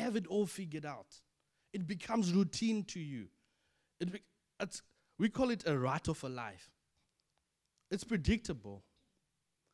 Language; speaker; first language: English; non-native, local second language; Shona